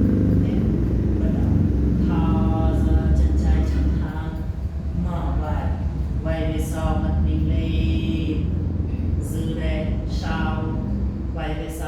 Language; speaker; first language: Vietnamese; non-native, learner; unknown